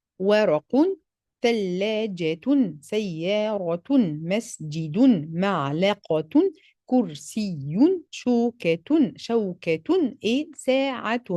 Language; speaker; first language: Arabic; non-native, fluent; French